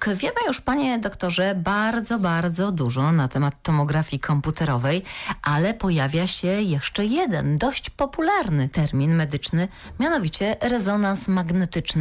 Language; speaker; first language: Polish; native; Polish